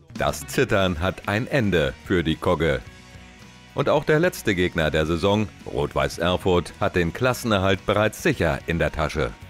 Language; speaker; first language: German; native; German